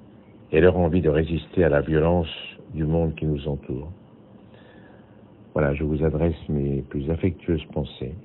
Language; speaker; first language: French; native; French